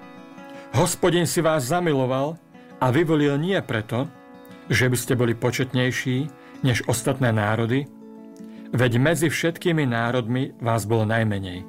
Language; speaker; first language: Slovak; native; Slovak